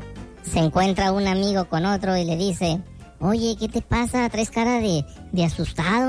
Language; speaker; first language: Spanish; native; Spanish